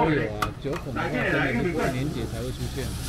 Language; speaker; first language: Chinese; native; Chinese